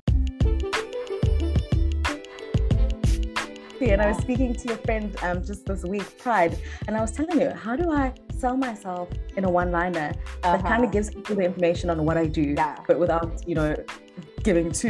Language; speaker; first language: English; non-native, local second language; Xhosa